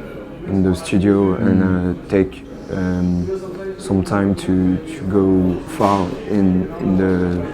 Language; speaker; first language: English; non-native, learner; French